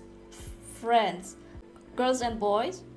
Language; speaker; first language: English; non-native, learner; Indonesian